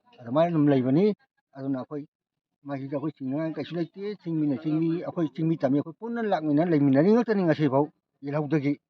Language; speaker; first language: Manipuri; native; Manipuri